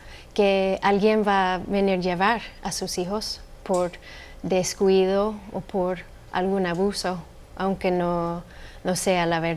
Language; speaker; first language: Spanish; non-native, fluent; English